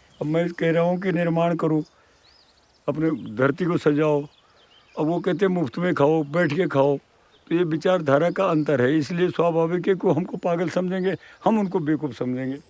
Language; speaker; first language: Hindi; non-native, local second language; Garhwali